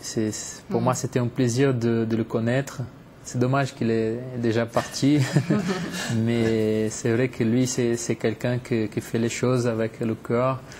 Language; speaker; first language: French; non-native, fluent; Portuguese